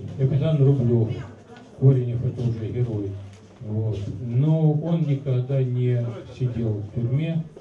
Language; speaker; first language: Russian; native; Russian